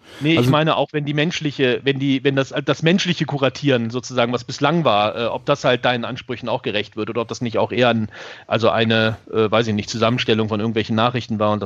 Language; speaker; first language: German; native; German